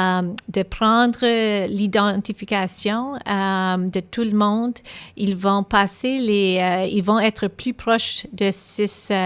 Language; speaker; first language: French; non-native, local second language; English